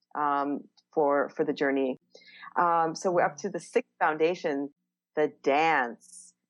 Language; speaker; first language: English; non-native, fluent; Hebrew